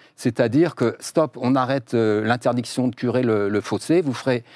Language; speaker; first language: French; native; French